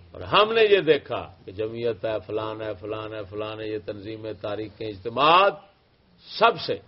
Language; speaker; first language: Urdu; non-native, local second language; Punjabi